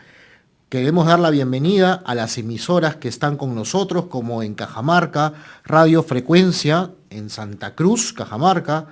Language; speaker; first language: Spanish; native; Spanish